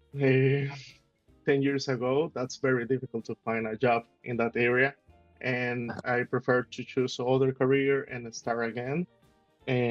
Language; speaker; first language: English; non-native, learner; Spanish